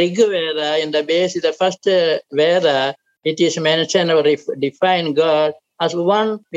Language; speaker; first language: English; non-native, local second language; Malayalam